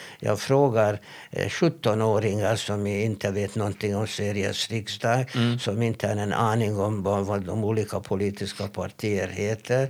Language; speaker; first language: Swedish; non-native, fluent; Hebrew